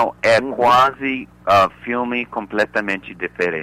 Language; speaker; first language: Portuguese; non-native, fluent; English